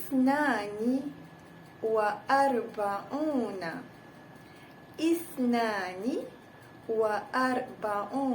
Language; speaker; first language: Arabic; non-native, fluent; Malay